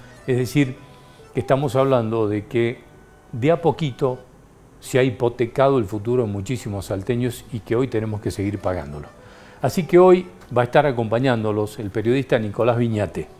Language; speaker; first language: Spanish; native; Spanish